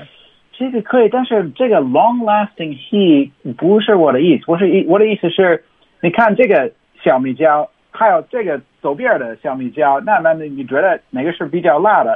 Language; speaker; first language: Chinese; non-native, learner; English